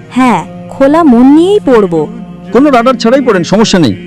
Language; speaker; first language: Bangla; non-native, fluent; Italian